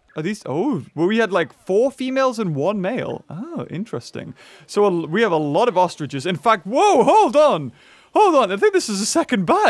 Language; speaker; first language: English; native; English